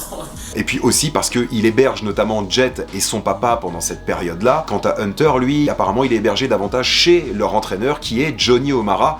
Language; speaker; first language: French; native; French